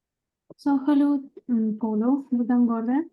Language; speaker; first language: Norwegian; non-native, learner; Lithuanian